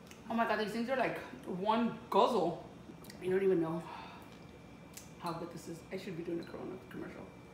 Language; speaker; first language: English; early bilingual, other home language; Spanish